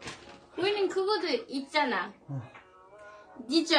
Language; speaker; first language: Korean; non-native, learner; Swedish